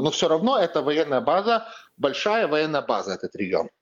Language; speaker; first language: Russian; non-native, fluent; Lithuanian